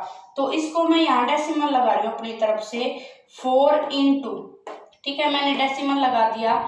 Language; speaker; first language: Hindi; native; Hindi